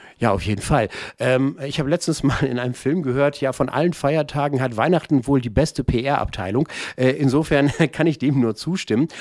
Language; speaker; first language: German; native; German